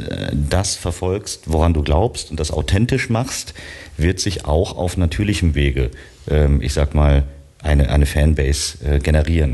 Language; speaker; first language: German; native; German